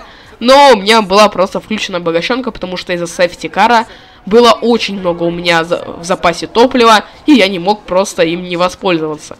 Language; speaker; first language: Russian; native; Russian